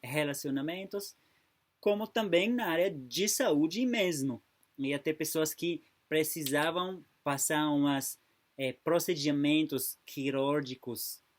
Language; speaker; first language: Portuguese; non-native, fluent; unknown